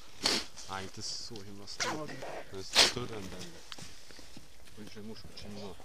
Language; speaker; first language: Swedish; early bilingual, other home language; Bosnian